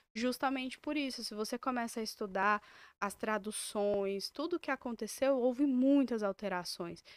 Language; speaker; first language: Portuguese; native; Portuguese